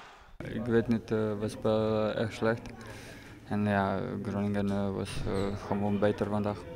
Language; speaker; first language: Dutch; non-native, learner; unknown